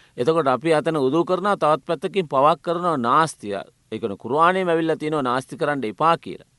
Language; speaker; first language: Sinhala; non-native, local second language; Tamil